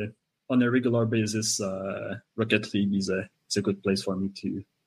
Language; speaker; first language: English; non-native, fluent; French